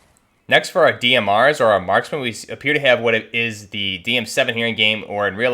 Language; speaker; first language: English; native; English